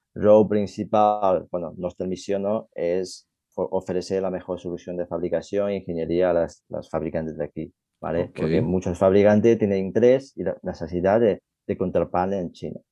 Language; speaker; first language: Spanish; non-native, fluent; Chinese